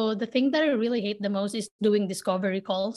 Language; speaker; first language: English; non-native, local second language; Filipino